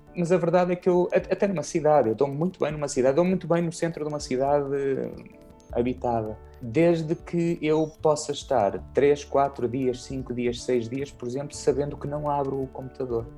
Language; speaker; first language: Portuguese; native; Portuguese